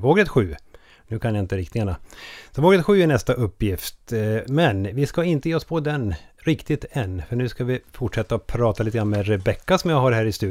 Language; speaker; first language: Swedish; native; Swedish